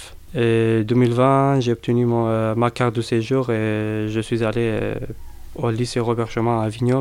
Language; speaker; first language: French; non-native, learner; Arabic